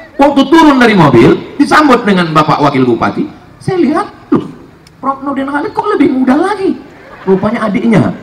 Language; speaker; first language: Indonesian; native; Indonesian